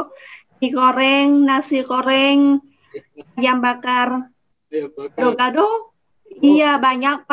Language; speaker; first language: Indonesian; non-native, fluent; Vietnamese